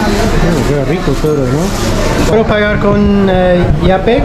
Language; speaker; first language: Spanish; non-native, learner; English